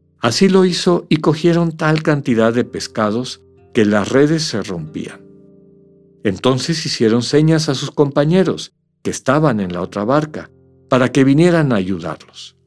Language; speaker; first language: Spanish; native; Spanish